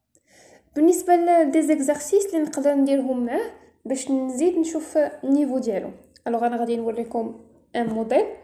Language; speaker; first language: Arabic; native; Arabic